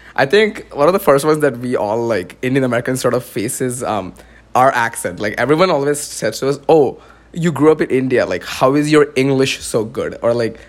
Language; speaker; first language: English; non-native, local second language; Marathi